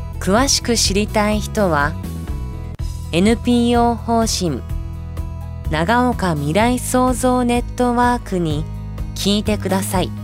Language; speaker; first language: Japanese; native; Japanese